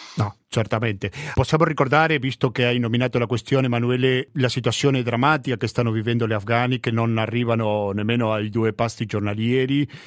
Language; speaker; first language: Italian; native; Italian